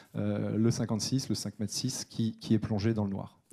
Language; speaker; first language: French; native; French